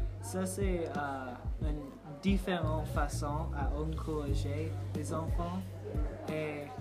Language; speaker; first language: French; non-native, learner; English